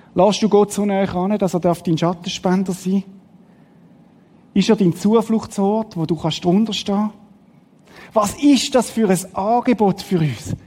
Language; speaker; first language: German; native; German